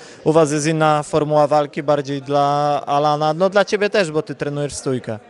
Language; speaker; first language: Polish; native; Polish